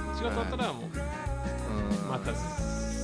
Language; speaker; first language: Japanese; non-native, fluent; English